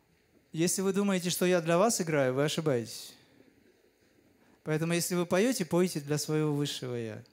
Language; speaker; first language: Russian; native; Russian